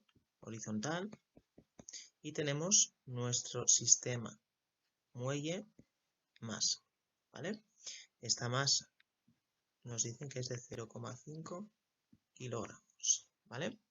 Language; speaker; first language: Spanish; native; Spanish